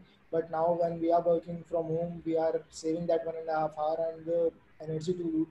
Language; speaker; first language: English; non-native, local second language; Hindi